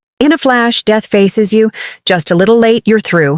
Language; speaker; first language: English; non-native, local second language; Filipino